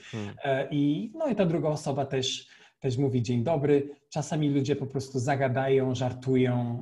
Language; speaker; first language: Polish; non-native, fluent; Portuguese